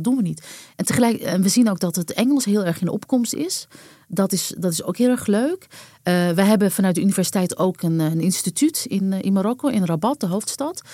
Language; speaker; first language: Dutch; early bilingual, other home language; Arabic